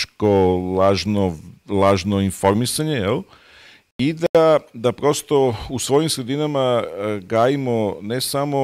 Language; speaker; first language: Bosnian; native; Bosnian